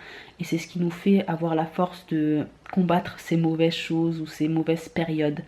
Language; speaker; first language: French; native; French